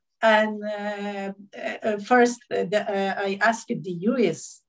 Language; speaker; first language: English; non-native, learner; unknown